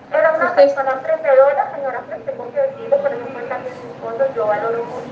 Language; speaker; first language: Spanish; native; Spanish